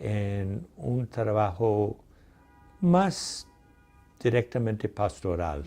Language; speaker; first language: Spanish; non-native, fluent; English